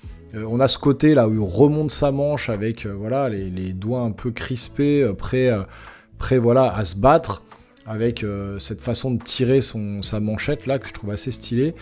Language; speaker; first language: French; native; French